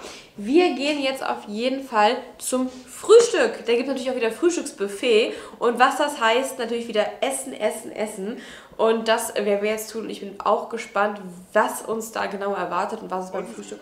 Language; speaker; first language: German; native; German